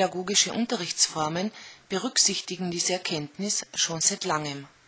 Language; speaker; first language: German; native; German